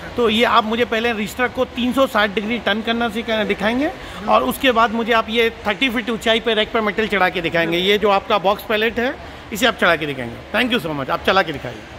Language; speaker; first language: Hindi; native; Hindi